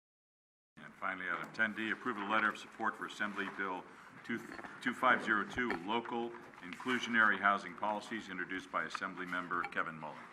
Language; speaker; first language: English; native; English